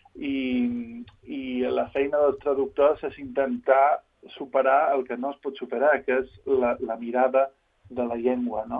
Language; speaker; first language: Catalan; non-native, local second language; English